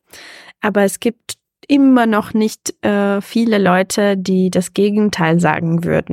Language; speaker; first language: German; non-native, fluent; Czech